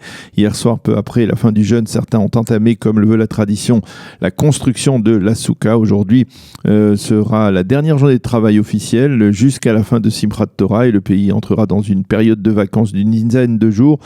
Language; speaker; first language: French; native; French